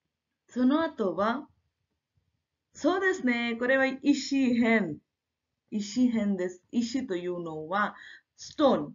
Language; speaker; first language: Japanese; non-native, fluent; Marathi